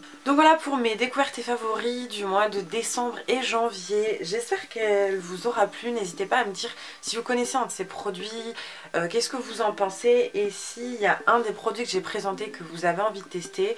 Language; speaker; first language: French; native; French